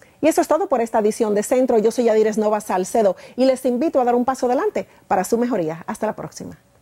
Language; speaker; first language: Spanish; native; Spanish